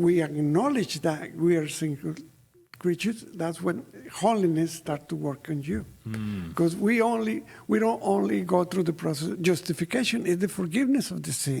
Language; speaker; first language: English; non-native, fluent; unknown